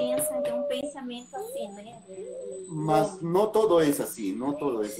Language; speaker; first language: Portuguese; non-native, learner; Spanish